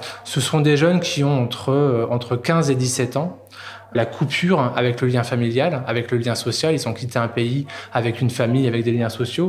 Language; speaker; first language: French; native; French